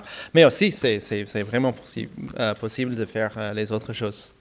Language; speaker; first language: French; non-native, fluent; English